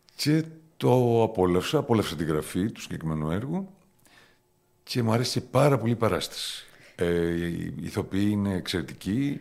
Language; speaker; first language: Greek; native; Greek